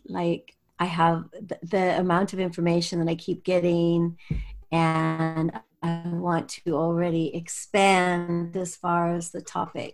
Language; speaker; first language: English; native; English